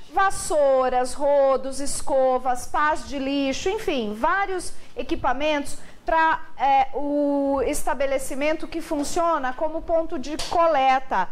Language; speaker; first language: Portuguese; native; Portuguese